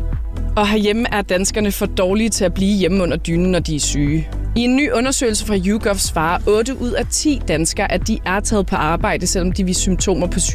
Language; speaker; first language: Danish; native; Danish